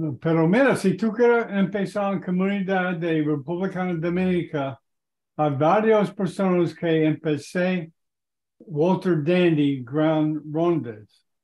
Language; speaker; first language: Spanish; non-native, learner; English